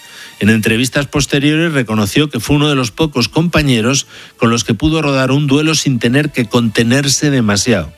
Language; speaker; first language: Spanish; native; Spanish